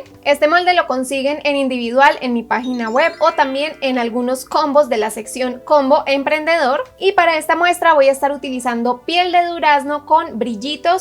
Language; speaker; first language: Spanish; native; Spanish